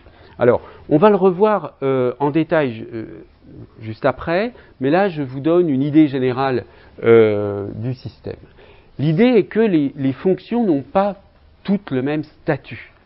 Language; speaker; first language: French; native; French